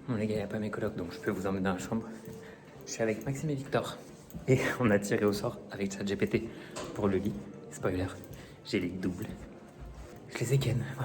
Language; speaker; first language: French; native; French